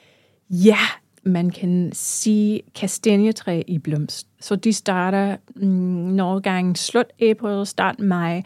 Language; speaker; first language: Danish; non-native, fluent; English